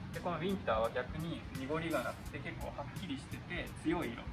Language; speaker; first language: Japanese; native; Japanese